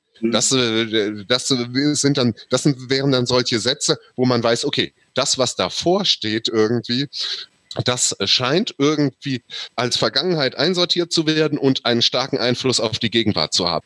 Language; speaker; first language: German; native; German